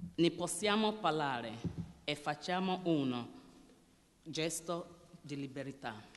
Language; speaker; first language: Italian; non-native, learner; Yoruba